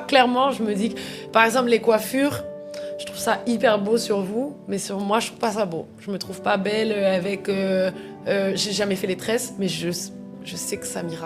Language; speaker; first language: French; native; French